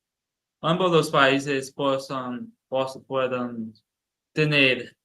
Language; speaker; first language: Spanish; non-native, learner; Portuguese